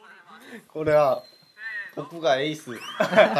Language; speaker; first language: Japanese; non-native, learner; Korean